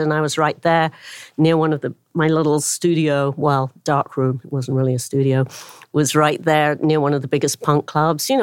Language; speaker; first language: English; native; English